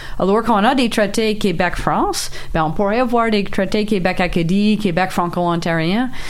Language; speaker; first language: French; non-native, local second language; English